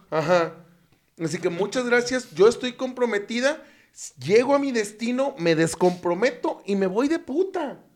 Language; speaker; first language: Spanish; native; Spanish